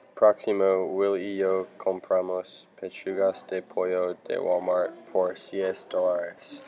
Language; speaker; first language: Spanish; non-native, learner; English